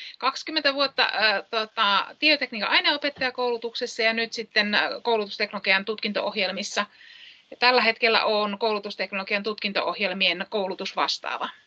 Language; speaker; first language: Finnish; native; Finnish